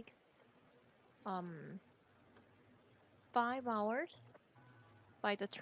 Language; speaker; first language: English; non-native, learner; Korean